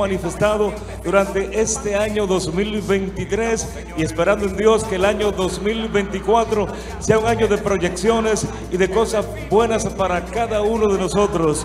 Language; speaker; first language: Spanish; native; Spanish